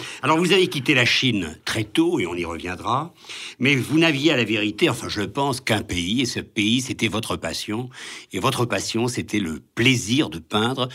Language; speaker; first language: French; native; French